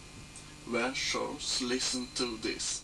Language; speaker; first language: English; non-native, learner; Hungarian